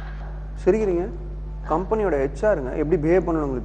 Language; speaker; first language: Tamil; native; Tamil